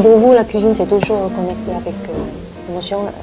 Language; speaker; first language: French; non-native, learner; Chinese